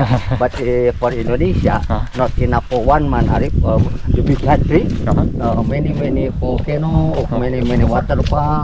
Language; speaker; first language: English; non-native, learner; Indonesian